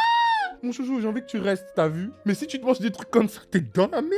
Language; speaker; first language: French; native; French